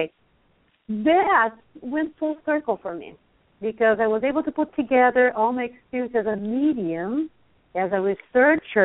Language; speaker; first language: English; non-native, fluent; Portuguese